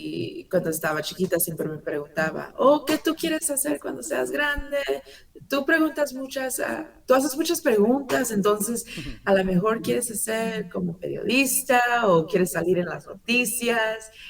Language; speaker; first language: Spanish; early bilingual, heritage; English